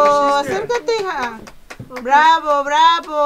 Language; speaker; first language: Spanish; native; Spanish